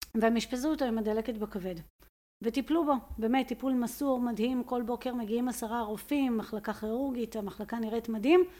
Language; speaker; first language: Hebrew; native; Hebrew